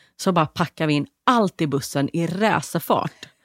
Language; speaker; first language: Swedish; native; Swedish